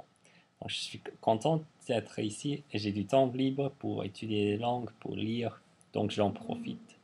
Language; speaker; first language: French; non-native, fluent; English